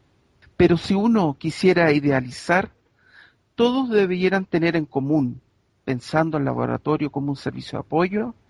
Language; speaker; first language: Spanish; native; Spanish